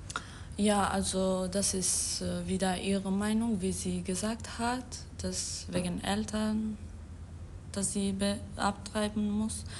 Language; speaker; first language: German; non-native, learner; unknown